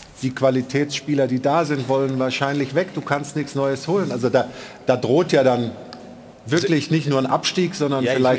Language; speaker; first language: German; native; German